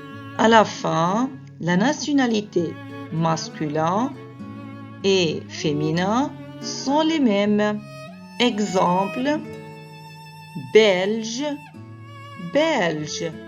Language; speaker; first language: French; non-native, fluent; Arabic